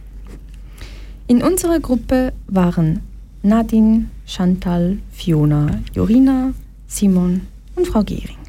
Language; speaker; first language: German; early bilingual, other home language; Portuguese